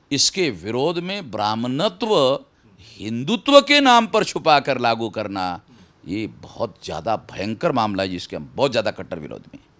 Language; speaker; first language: Hindi; native; Hindi